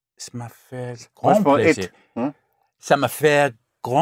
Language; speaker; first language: French; non-native, learner; English